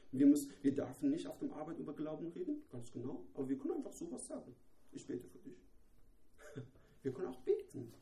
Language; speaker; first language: German; non-native, learner; Persian